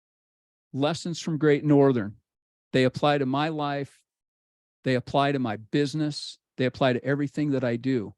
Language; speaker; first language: English; native; English